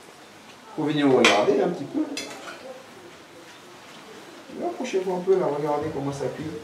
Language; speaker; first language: French; native; French